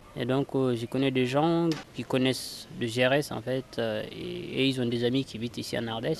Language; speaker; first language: French; non-native, local second language; Fula